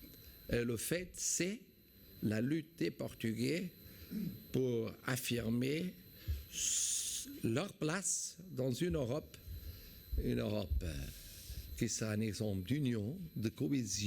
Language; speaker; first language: French; non-native, fluent; Portuguese